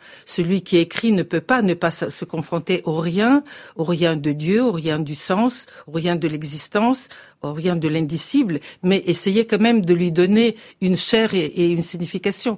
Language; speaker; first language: French; non-native, fluent; Bulgarian